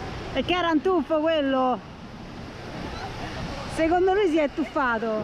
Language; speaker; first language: Italian; native; Italian